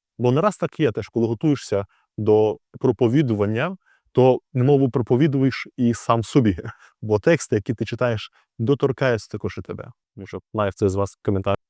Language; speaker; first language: Ukrainian; native; Ukrainian